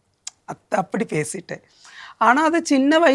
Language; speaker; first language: Tamil; non-native, learner; Malayalam